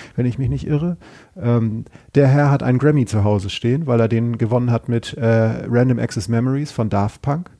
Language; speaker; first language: German; native; German